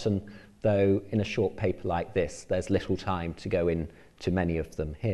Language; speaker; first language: English; native; English